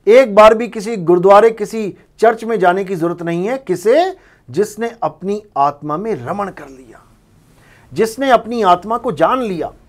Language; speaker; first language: Hindi; non-native, local second language; Punjabi